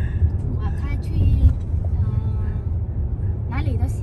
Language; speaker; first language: Chinese; non-native, fluent; Vietnamese